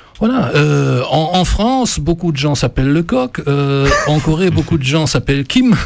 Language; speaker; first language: French; native; French